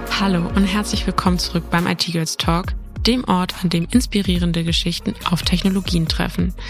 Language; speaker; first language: German; native; German